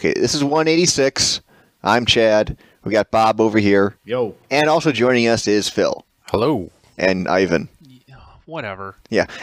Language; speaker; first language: English; native; English